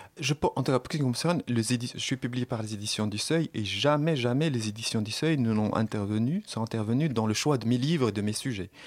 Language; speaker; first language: French; non-native, local second language; Arabic